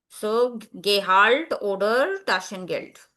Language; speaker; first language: German; non-native, fluent; Hindi